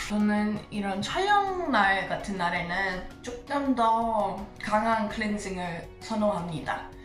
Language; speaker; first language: Korean; non-native, fluent; English